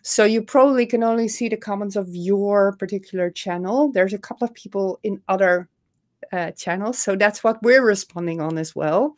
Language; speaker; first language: English; non-native, fluent; Dutch